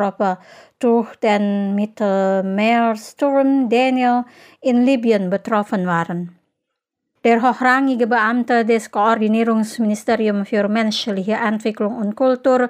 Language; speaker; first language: German; non-native, fluent; Indonesian